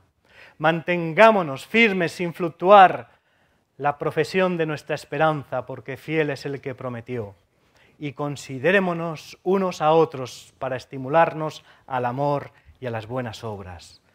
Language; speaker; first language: Spanish; native; Spanish